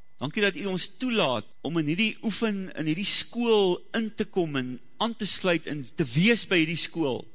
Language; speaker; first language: Afrikaans; native; Afrikaans